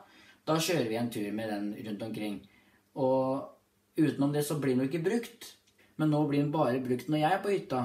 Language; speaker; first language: Norwegian; native; Norwegian